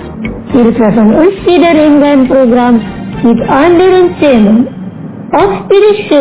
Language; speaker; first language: German; non-native, fluent; Indonesian